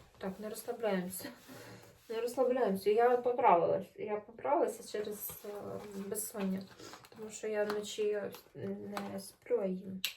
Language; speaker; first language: Ukrainian; native; Ukrainian